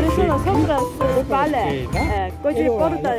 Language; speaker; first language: Italian; non-native, learner; Korean